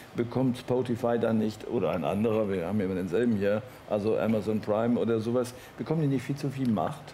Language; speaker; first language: German; native; German